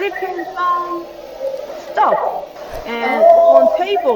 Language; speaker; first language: English; non-native, learner; Korean